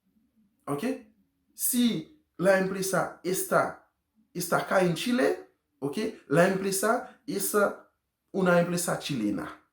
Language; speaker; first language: Spanish; non-native, learner; Haitian Creole